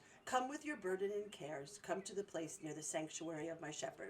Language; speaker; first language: English; native; English